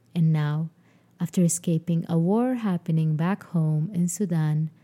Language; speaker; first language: English; non-native, fluent; Arabic